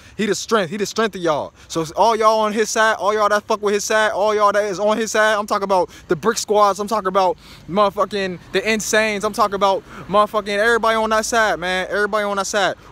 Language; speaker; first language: English; native; English